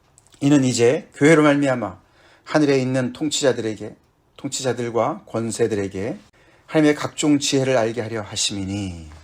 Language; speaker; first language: Korean; native; Korean